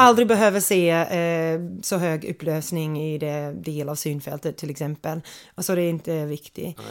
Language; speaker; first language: Swedish; non-native, fluent; English